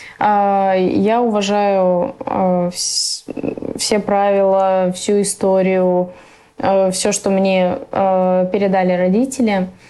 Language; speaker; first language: Russian; early bilingual, other home language; Persian